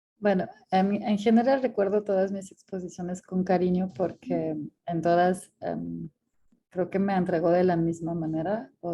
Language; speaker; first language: Spanish; non-native, fluent; French